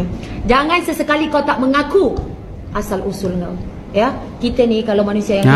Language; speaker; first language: Malay; native; Malay